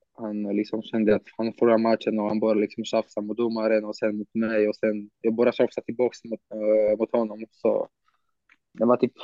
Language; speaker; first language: Swedish; non-native, fluent; Romanian